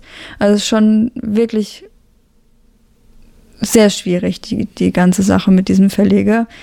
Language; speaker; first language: German; native; German